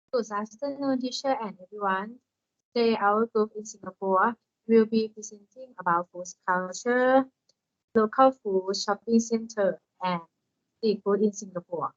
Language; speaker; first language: English; non-native, learner; Thai